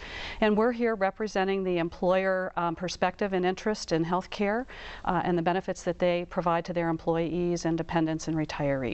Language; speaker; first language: English; native; English